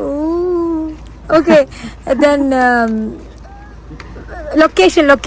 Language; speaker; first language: English; non-native, learner; Malayalam